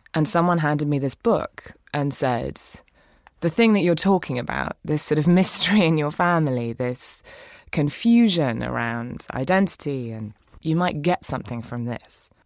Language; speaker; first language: English; native; English